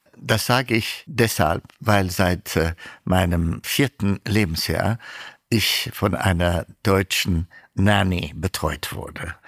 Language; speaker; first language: German; non-native, fluent; Amharic